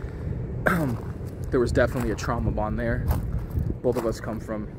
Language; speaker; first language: English; native; English